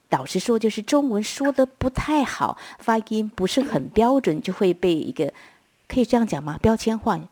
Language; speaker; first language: Chinese; non-native, local second language; Min Nan Chinese